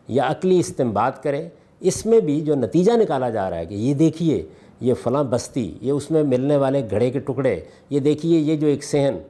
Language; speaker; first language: Urdu; non-native, local second language; Punjabi